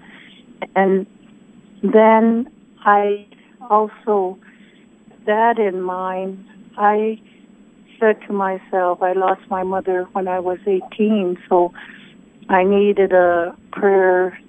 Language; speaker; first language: English; early bilingual, other home language; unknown